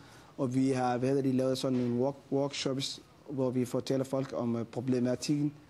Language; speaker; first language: Danish; non-native, fluent; Somali